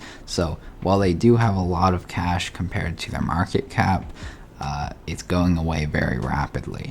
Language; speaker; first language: English; native; English